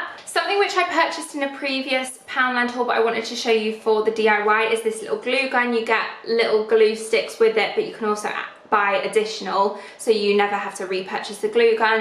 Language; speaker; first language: English; native; English